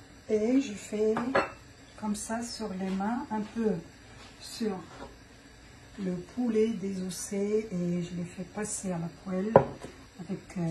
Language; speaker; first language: French; non-native, local second language; Arabic